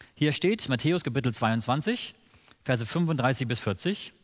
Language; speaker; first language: German; native; German